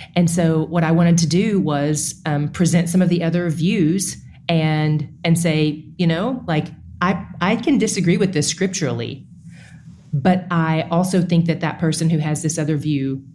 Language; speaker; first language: English; native; English